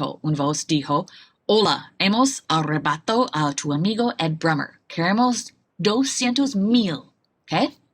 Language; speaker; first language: Spanish; non-native, fluent; English